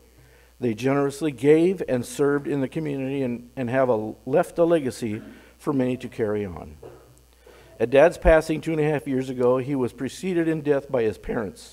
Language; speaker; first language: English; native; English